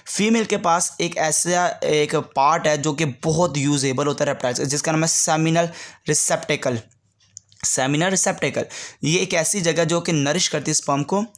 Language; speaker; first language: Hindi; native; Hindi